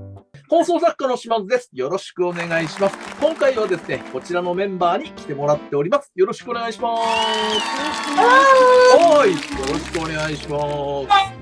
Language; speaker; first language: Japanese; native; Japanese